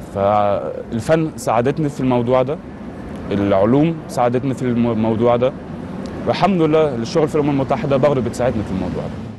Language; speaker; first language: Arabic; early bilingual, heritage; Arabic